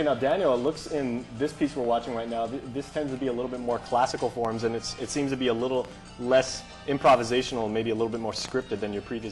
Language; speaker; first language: English; native; English